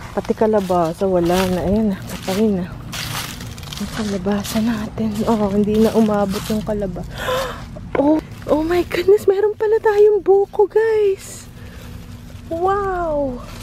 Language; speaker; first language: Filipino; native; Filipino